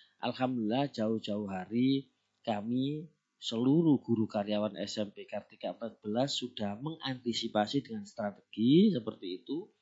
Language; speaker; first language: Indonesian; non-native, local second language; Javanese